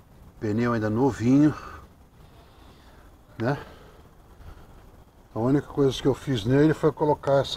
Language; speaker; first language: Portuguese; native; Portuguese